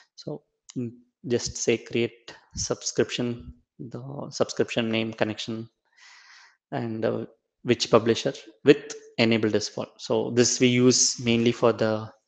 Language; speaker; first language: English; non-native, local second language; Tamil